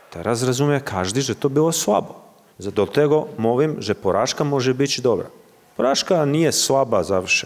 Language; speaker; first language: Polish; non-native, learner; Croatian